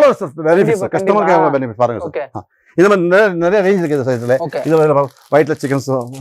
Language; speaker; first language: Tamil; non-native, local second language; Kannada